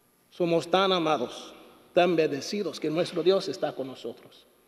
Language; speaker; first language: Spanish; non-native, fluent; English